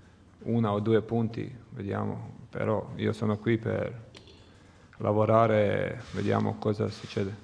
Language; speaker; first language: Italian; non-native, learner; Croatian